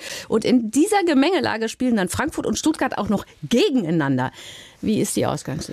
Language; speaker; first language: German; native; German